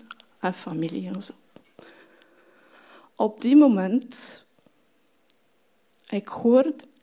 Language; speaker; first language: Dutch; non-native, fluent; French